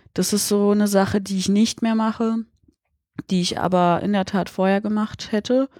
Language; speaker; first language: German; early bilingual, other home language; Polish